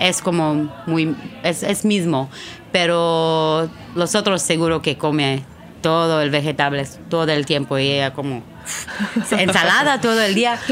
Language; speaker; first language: Spanish; non-native, learner; Hebrew